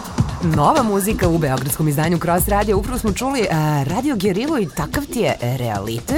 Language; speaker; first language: Serbian; native; Serbian